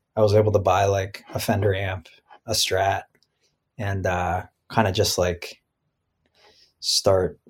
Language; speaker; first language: English; native; English